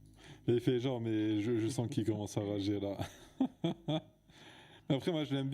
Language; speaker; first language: French; native; French